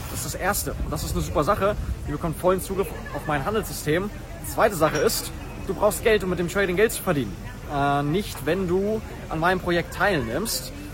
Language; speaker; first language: German; native; German